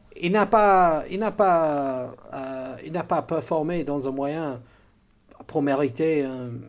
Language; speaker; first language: French; non-native, learner; English